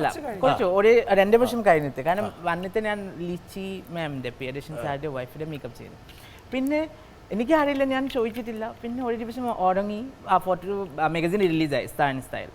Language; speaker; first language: Malayalam; non-native, learner; Assamese